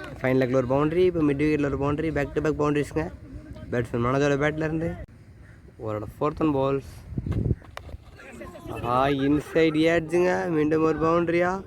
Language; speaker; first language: Tamil; native; Tamil